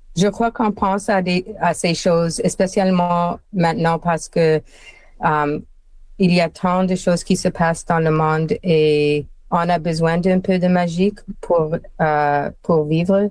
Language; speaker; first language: French; non-native, fluent; English